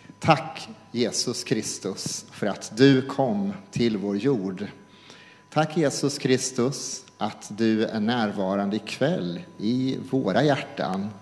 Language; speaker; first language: Swedish; native; Swedish